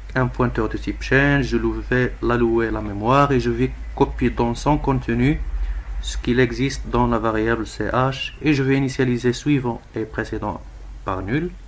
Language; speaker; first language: French; non-native, local second language; Arabic